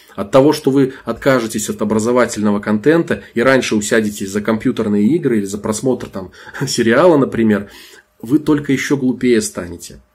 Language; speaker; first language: Russian; non-native, local second language; Belarusian